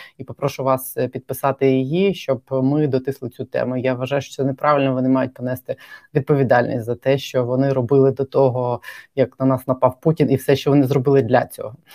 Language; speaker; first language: Ukrainian; native; Ukrainian